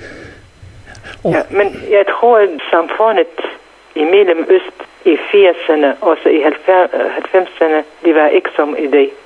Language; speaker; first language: Danish; non-native, learner; Central Kurdish